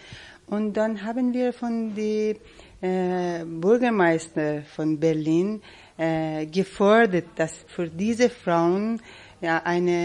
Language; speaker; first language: German; non-native, fluent; Persian